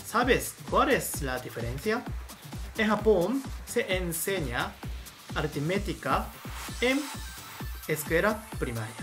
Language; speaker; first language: Spanish; non-native, fluent; Japanese